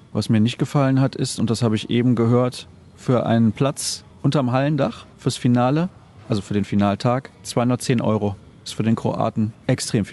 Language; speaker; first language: German; native; German